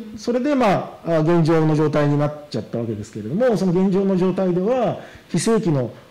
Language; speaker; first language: Japanese; native; Japanese